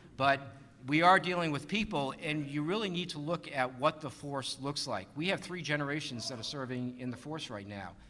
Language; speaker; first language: English; native; English